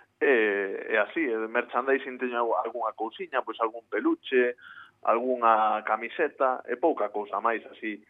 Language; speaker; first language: Galician; native; Galician